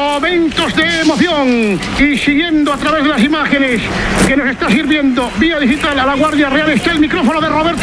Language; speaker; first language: Spanish; native; Spanish